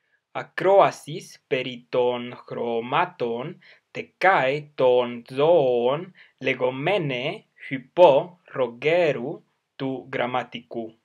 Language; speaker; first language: Greek; non-native, fluent; Spanish